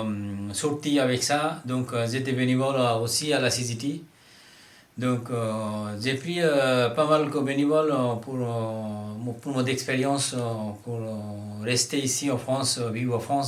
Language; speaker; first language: French; non-native, learner; Bangla